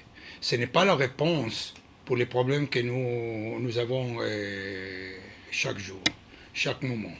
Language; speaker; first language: French; non-native, learner; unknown